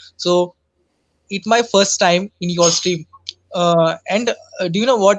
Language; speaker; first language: English; non-native, learner; Hindi